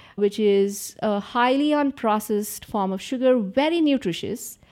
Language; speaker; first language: English; non-native, local second language; Telugu